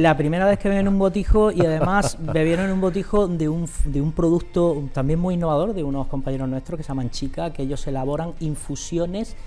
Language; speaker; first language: Spanish; native; Spanish